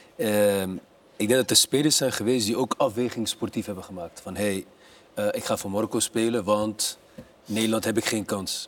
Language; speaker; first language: Dutch; early bilingual, other home language; Arabic